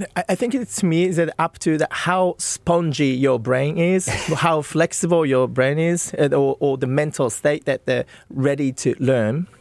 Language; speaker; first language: English; non-native, fluent; Japanese